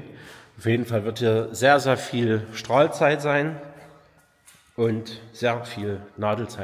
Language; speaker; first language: German; native; German